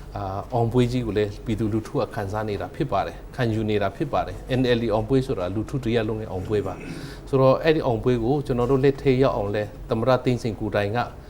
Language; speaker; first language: Burmese; non-native, local second language; Hakha Chin